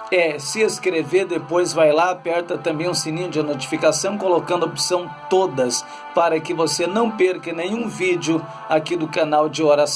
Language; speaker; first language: Portuguese; native; Portuguese